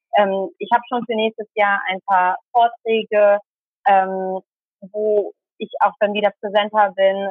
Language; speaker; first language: German; early bilingual, other home language; Tamil